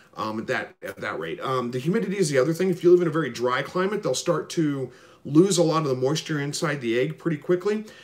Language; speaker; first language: English; native; English